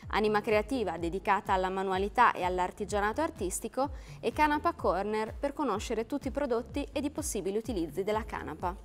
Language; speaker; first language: Italian; native; Italian